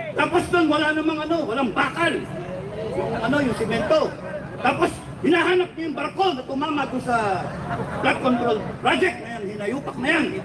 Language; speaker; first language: Filipino; native; Filipino